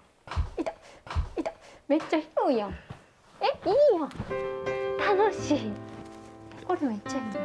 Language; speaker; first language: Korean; non-native, learner; Japanese